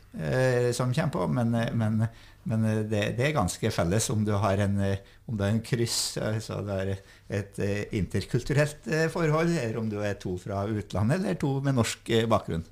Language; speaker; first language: Norwegian; native; Norwegian